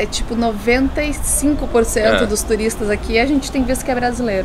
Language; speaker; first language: Portuguese; native; Portuguese